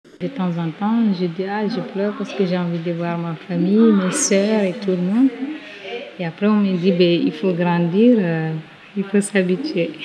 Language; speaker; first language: French; non-native, fluent; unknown